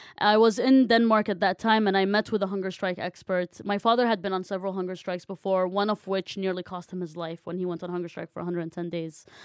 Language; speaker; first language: English; non-native, fluent; Arabic